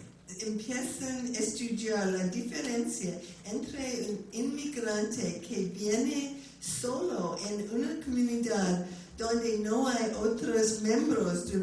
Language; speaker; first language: Spanish; non-native, learner; English